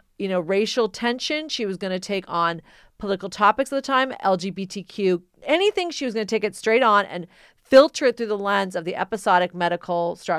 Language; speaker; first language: English; native; English